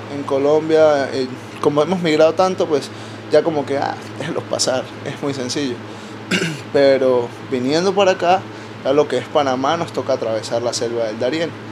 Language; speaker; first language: Spanish; native; Spanish